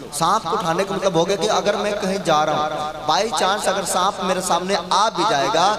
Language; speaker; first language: Hindi; native; Hindi